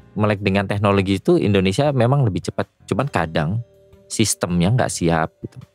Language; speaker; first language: Indonesian; native; Indonesian